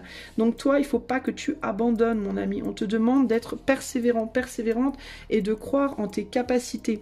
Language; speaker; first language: French; native; French